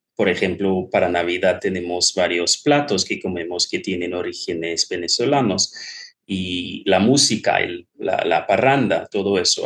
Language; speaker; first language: Spanish; non-native, fluent; English